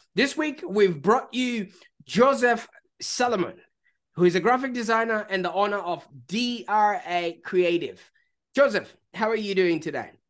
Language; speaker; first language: English; native; English